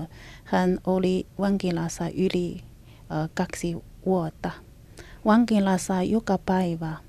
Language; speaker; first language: Finnish; non-native, learner; Chinese